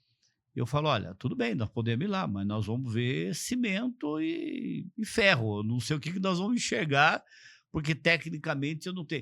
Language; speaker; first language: Portuguese; native; Portuguese